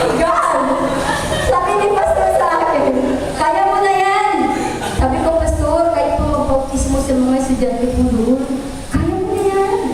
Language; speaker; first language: Filipino; native; Filipino